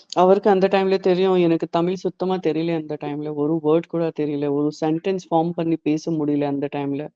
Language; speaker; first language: Tamil; non-native, learner; Gujarati